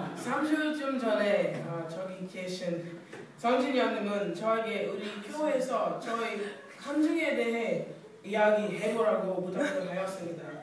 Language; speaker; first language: Korean; non-native, fluent; English